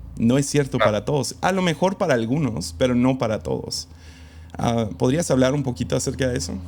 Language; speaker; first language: Spanish; early bilingual, other home language; English